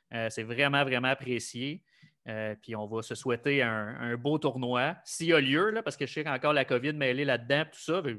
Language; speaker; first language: French; native; French